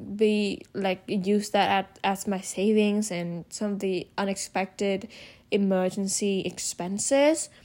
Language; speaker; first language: English; non-native, fluent; Vietnamese